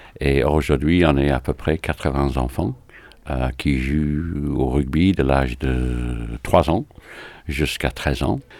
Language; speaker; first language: French; non-native, fluent; English